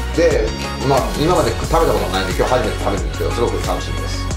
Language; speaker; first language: Japanese; native; Japanese